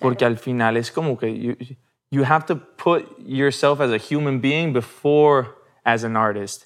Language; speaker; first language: English; early bilingual, other home language; Spanish